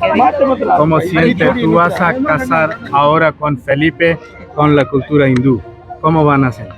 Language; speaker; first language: Spanish; non-native, learner; Hindi